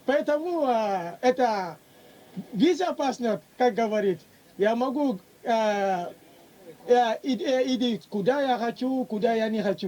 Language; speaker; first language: Russian; non-native, learner; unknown